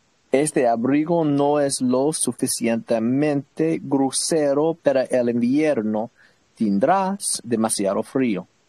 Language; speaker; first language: Spanish; non-native, learner; English